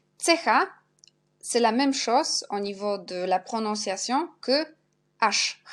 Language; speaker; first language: French; non-native, fluent; Polish